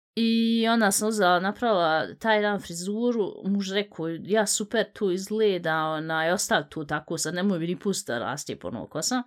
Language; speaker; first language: Bosnian; early bilingual, heritage; Bosnian